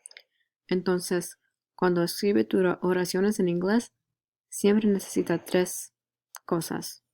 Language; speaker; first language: Spanish; non-native, learner; English